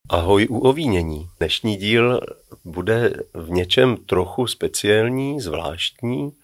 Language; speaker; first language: Czech; native; Czech